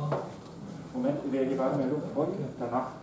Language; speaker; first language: German; native; German